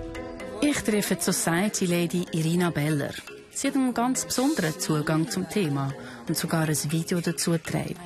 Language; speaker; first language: German; native; German